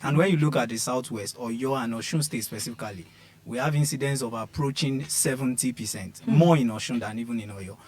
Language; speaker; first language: English; non-native, local second language; Yoruba